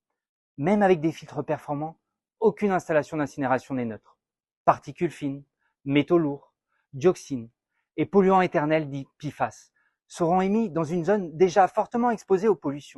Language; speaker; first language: French; native; French